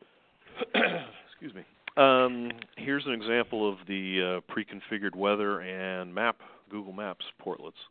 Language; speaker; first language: English; native; English